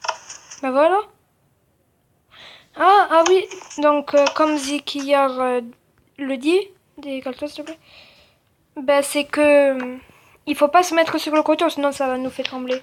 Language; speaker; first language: French; native; French